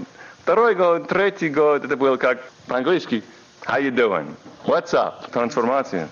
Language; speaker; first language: Russian; non-native, learner; English